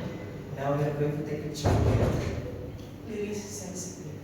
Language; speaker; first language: English; non-native, local second language; Indonesian